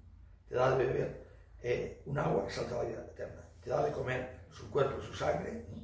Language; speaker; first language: Spanish; native; Spanish